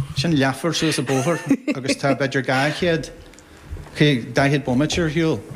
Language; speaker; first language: Irish; native; Irish